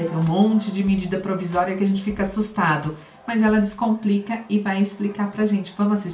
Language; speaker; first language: Portuguese; native; Portuguese